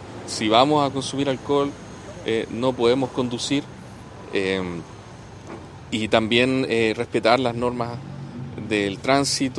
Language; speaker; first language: Spanish; native; Spanish